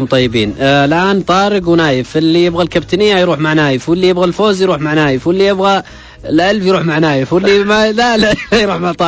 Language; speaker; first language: Arabic; native; Arabic